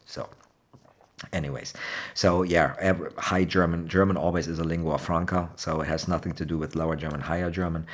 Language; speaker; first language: English; non-native, fluent; German